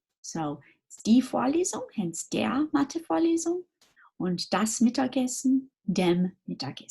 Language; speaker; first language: German; non-native, fluent; English